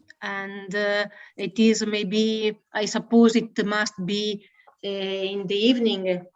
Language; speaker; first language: English; non-native, learner; Italian